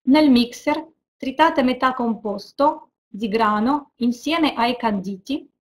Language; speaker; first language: Italian; non-native, fluent; Russian